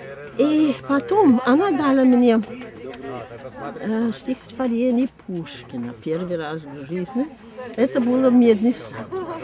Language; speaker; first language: Russian; non-native, fluent; English